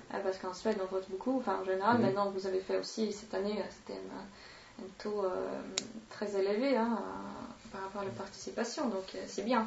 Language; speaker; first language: French; non-native, fluent; Swedish